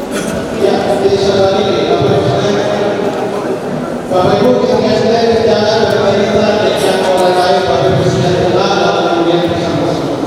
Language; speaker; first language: Indonesian; native; Indonesian